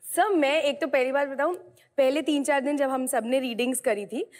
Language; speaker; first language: Hindi; native; Hindi